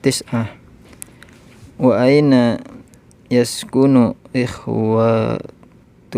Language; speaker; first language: Arabic; non-native, learner; Indonesian